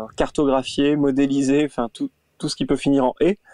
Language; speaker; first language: French; native; French